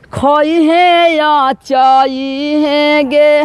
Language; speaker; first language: Hindi; native; Hindi